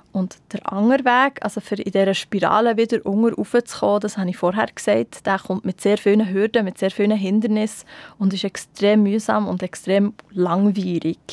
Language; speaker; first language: German; native; German